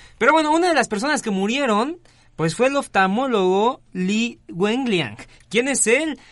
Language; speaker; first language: Spanish; native; Spanish